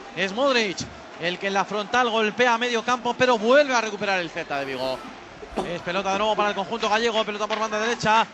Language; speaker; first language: Spanish; native; Spanish